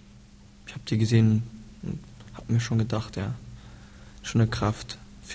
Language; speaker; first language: German; non-native, fluent; Somali